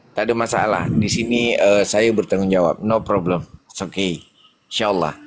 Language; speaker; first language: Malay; non-native, local second language; Achinese